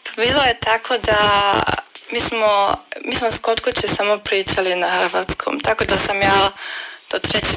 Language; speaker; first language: Bosnian; early bilingual, heritage; Croatian